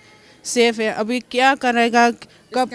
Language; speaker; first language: Hindi; non-native, local second language; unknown